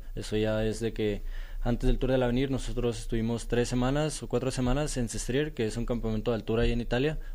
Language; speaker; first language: Spanish; native; Spanish